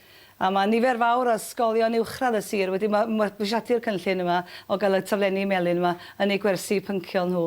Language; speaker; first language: Welsh; native; Welsh